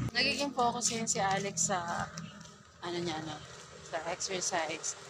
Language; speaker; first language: Filipino; native; Filipino